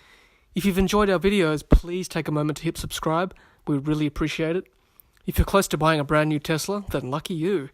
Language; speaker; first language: English; native; English